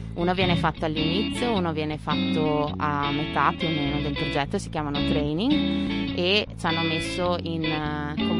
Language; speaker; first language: Italian; native; Italian